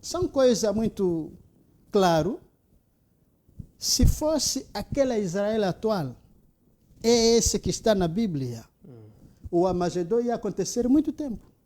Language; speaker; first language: Portuguese; non-native, local second language; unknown